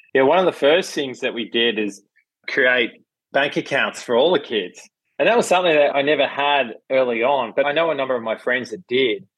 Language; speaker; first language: English; native; English